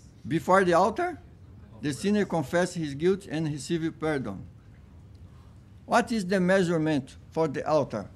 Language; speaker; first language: English; non-native, fluent; Portuguese